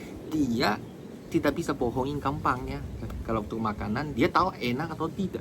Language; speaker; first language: Indonesian; non-native, fluent; Chinese